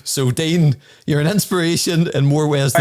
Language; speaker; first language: English; native; English